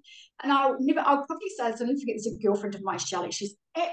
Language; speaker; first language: English; native; English